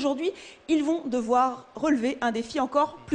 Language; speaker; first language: French; native; French